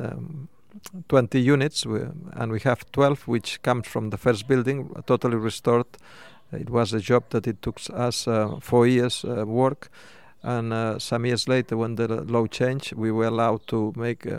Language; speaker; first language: English; non-native, fluent; Spanish